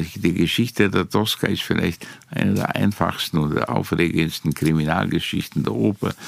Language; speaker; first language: German; non-native, fluent; Romanian